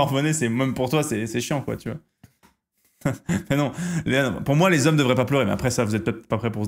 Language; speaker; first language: French; native; French